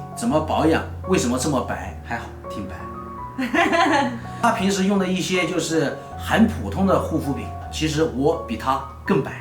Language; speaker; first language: Chinese; native; Chinese